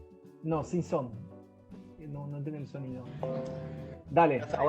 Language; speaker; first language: Spanish; non-native, fluent; Portuguese